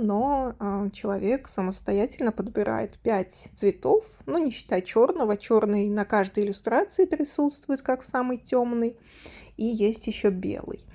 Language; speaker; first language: Russian; native; Russian